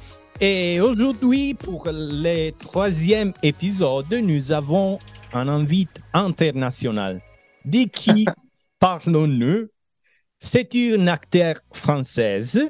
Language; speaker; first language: French; non-native, learner; Italian